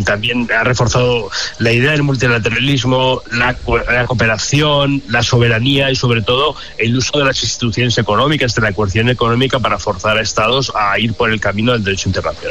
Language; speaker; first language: Spanish; native; Spanish